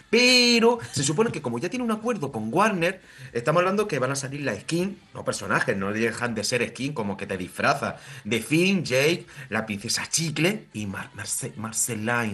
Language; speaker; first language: Spanish; native; Spanish